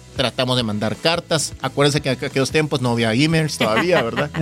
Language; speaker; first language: Spanish; non-native, fluent; Korean